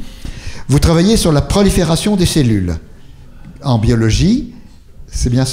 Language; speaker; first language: French; native; French